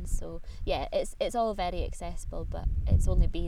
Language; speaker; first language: English; native; English